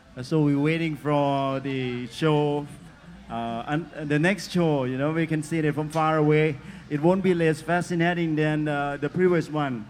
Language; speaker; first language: English; non-native, fluent; Thai